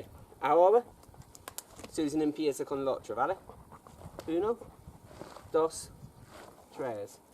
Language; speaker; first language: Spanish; non-native, learner; English